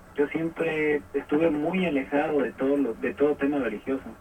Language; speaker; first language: Spanish; native; Spanish